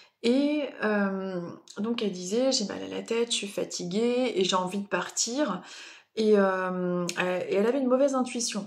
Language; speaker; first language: French; native; French